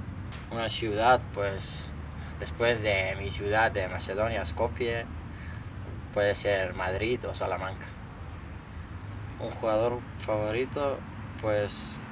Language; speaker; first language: Spanish; non-native, learner; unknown